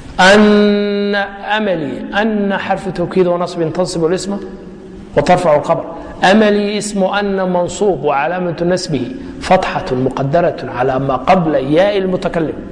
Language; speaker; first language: Arabic; non-native, fluent; Somali